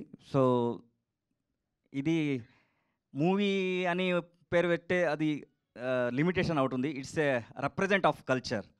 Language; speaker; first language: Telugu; non-native, learner; Kannada